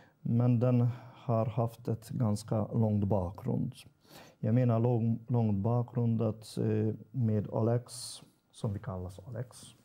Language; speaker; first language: Swedish; non-native, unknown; Hungarian